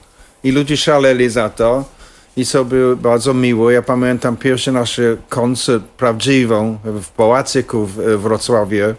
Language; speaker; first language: Polish; non-native, fluent; English